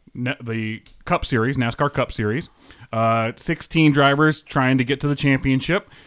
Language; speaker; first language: English; native; English